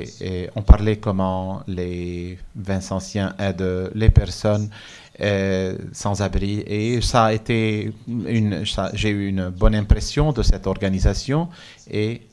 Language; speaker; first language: French; non-native, fluent; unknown